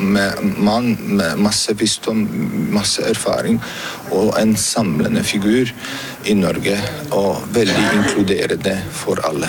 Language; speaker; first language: Norwegian; early bilingual, other home language; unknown